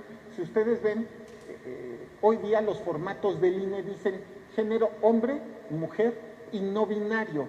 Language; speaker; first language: Spanish; native; Spanish